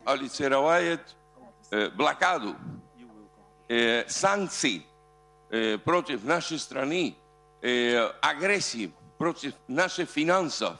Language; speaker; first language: Russian; non-native, fluent; Spanish